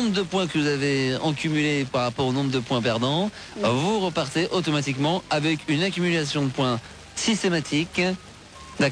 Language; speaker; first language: French; native; French